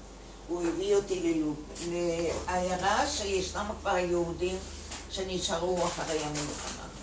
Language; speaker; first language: Hebrew; non-native, fluent; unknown